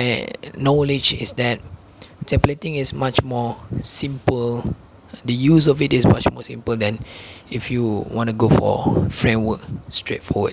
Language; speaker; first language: English; non-native, local second language; Malay